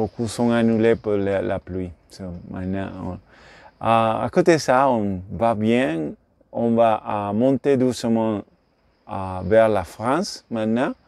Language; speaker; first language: French; non-native, learner; Spanish